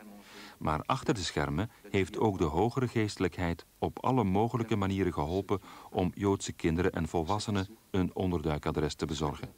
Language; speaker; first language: Dutch; native; Dutch